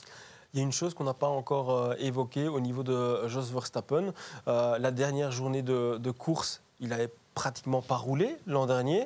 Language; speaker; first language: French; native; French